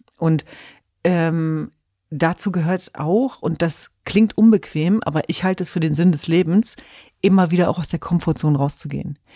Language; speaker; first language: German; early bilingual, other home language; Kurdish